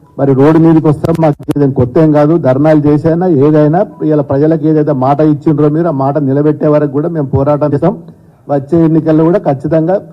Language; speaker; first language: Telugu; native; Telugu